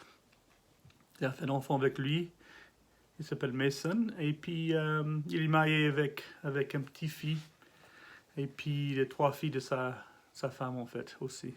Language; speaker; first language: French; non-native, learner; English